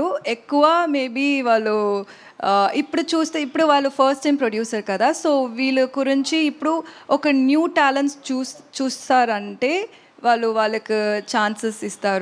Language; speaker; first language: Telugu; non-native, learner; Tamil